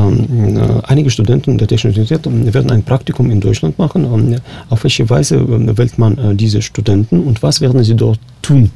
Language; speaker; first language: German; non-native, fluent; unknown